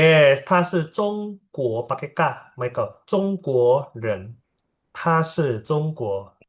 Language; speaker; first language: Chinese; non-native, fluent; Indonesian